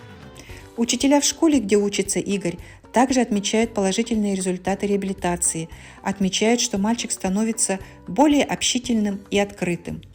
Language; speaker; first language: Russian; native; Russian